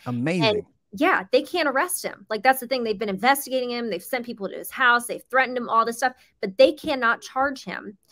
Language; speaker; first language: English; native; English